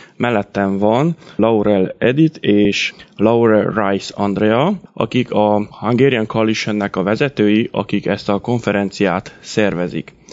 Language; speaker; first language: Hungarian; native; Hungarian